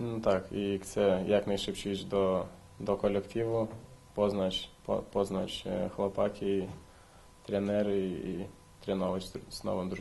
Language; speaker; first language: Polish; non-native, learner; Lithuanian